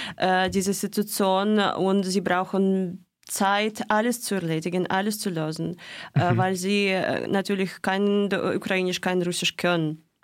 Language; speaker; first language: German; non-native, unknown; Russian